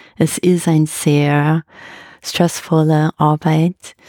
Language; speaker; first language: German; non-native, fluent; English